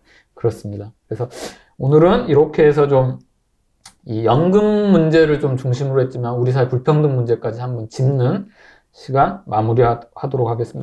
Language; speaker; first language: Korean; native; Korean